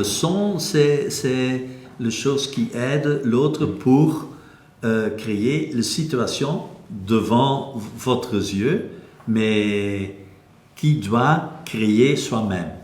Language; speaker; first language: French; non-native, local second language; Dutch